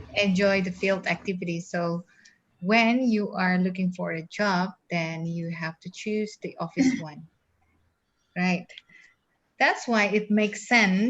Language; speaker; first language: English; non-native, fluent; Indonesian